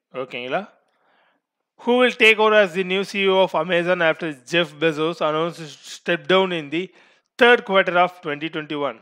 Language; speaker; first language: English; non-native, local second language; Tamil